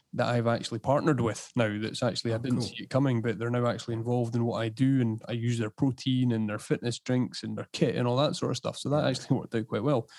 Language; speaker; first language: English; native; English